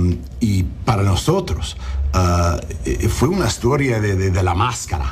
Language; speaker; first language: Spanish; early bilingual, heritage; English